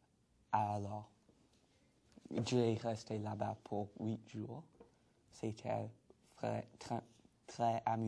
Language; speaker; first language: French; non-native, learner; English